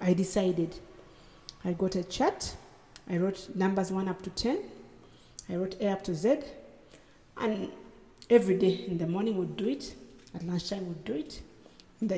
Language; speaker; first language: English; non-native, local second language; Acoli